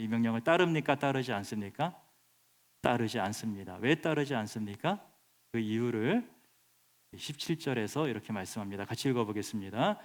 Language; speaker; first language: Korean; native; Korean